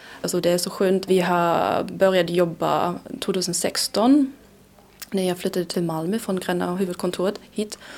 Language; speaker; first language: Swedish; non-native, fluent; German